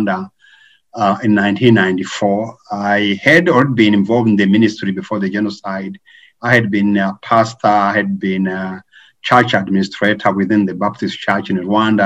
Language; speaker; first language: English; non-native, local second language; Kinyarwanda